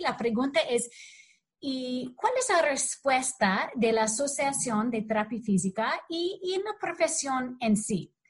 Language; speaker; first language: Spanish; non-native, learner; English